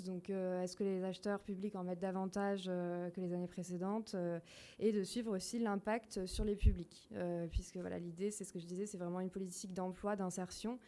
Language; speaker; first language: French; native; French